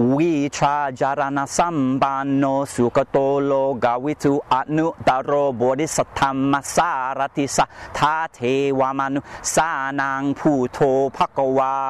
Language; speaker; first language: Thai; non-native, fluent; English